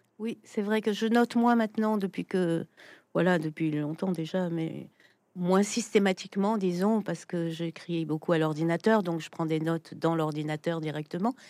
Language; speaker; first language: French; native; French